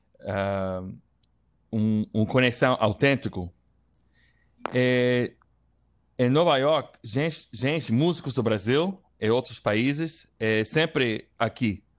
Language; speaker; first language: Portuguese; non-native, learner; English